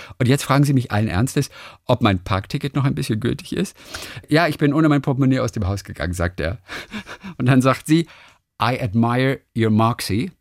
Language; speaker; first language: German; native; German